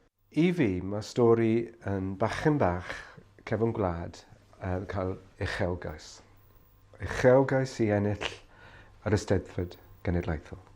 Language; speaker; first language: Welsh; non-native, fluent; English